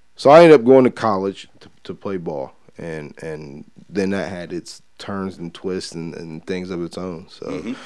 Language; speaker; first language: English; native; English